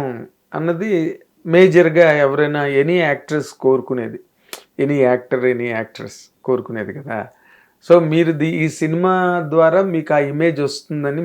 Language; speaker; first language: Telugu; native; Telugu